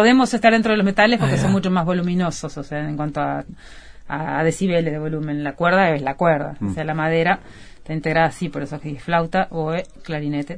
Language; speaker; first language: Spanish; native; Spanish